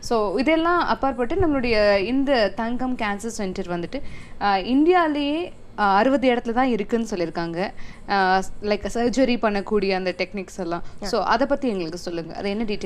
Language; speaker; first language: Tamil; native; Tamil